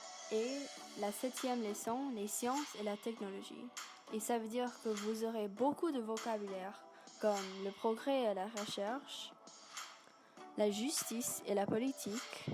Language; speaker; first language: French; non-native, learner; English